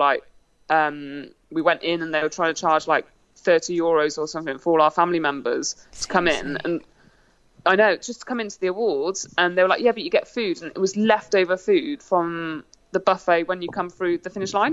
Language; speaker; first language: English; native; English